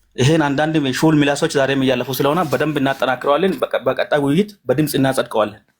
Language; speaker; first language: Amharic; non-native, local second language; Hadiyya